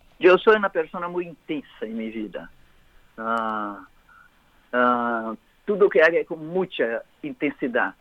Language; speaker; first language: Spanish; non-native, learner; Portuguese